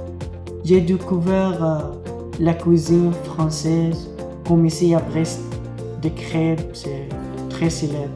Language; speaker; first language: French; non-native, learner; Arabic